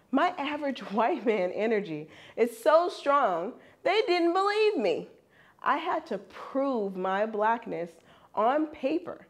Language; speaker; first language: English; non-native, fluent; German